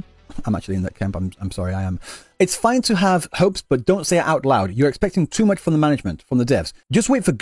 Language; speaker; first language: English; native; English